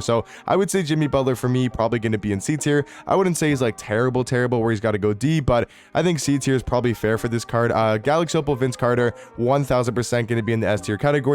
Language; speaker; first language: English; native; English